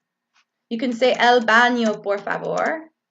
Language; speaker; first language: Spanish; non-native, learner; English